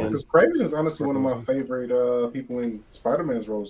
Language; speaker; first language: English; native; English